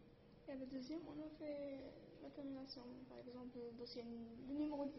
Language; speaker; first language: French; non-native, learner; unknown